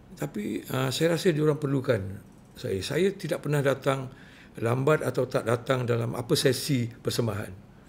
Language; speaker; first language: Malay; native; Malay